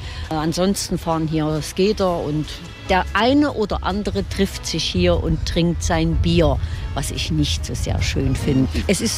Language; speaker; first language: German; native; German